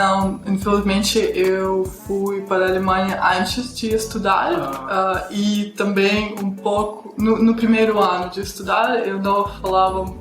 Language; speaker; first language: Portuguese; non-native, fluent; Russian